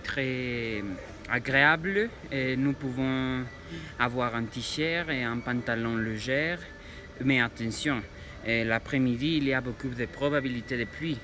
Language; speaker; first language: French; non-native, learner; Spanish